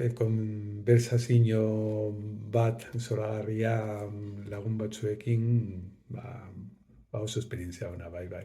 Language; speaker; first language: Basque; non-native, local second language; Spanish